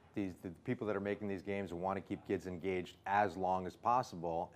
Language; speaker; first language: English; native; English